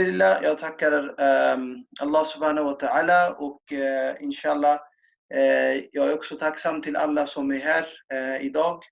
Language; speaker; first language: Swedish; non-native, fluent; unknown